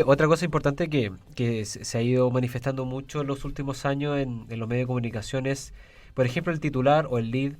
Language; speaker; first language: Spanish; native; Spanish